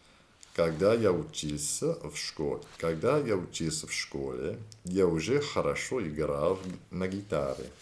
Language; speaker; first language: Russian; non-native, learner; English